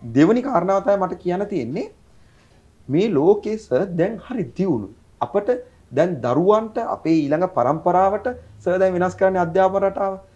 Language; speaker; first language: Sinhala; native; Sinhala